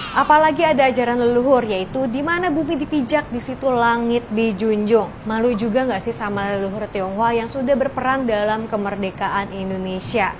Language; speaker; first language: Indonesian; native; Indonesian